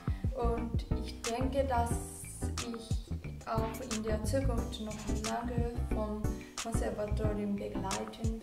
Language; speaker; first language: German; non-native, learner; Japanese